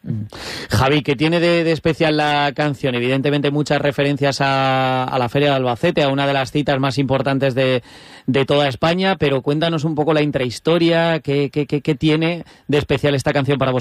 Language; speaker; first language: Spanish; native; Spanish